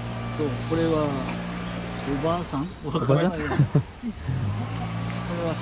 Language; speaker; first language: Japanese; non-native, learner; Javanese